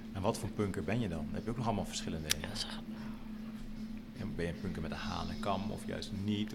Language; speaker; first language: Dutch; native; Dutch